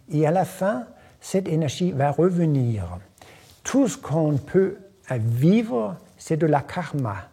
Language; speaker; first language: French; non-native, fluent; Danish